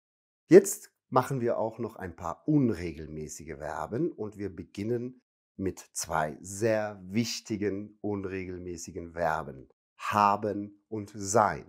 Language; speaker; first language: German; non-native, fluent; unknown